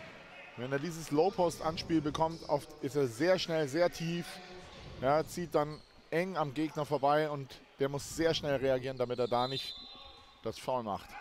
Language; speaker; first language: German; native; German